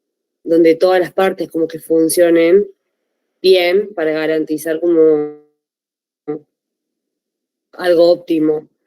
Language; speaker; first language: Spanish; native; Spanish